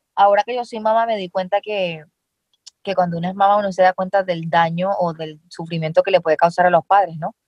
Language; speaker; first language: Spanish; native; Spanish